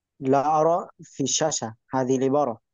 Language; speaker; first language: Arabic; non-native, learner; Bangla